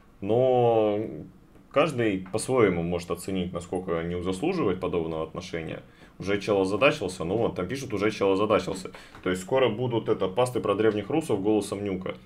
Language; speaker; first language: Russian; native; Russian